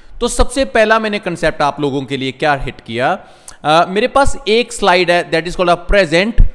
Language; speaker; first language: Hindi; non-native, local second language; Punjabi